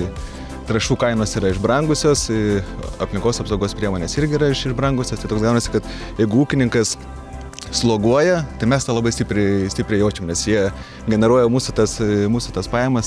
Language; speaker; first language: Lithuanian; native; Lithuanian